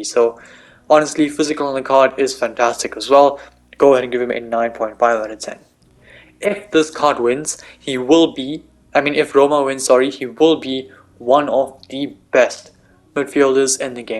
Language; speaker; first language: English; native; English